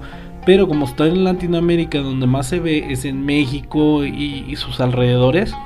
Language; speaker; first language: Spanish; native; Spanish